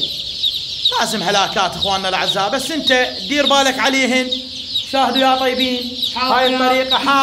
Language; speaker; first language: Arabic; native; Arabic